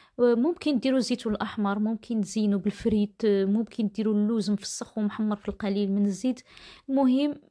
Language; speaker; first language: Arabic; native; Arabic